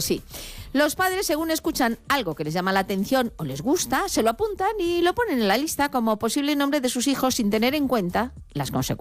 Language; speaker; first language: Spanish; native; Spanish